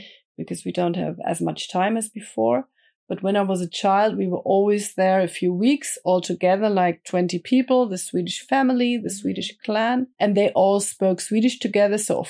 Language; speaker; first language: English; non-native, fluent; German